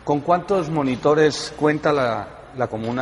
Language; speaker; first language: Spanish; native; Spanish